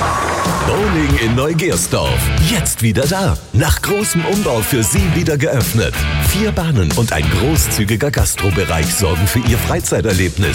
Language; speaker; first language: German; native; German